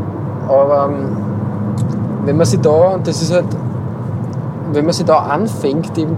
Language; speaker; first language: German; native; German